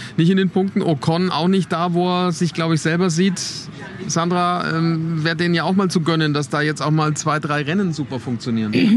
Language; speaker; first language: German; native; German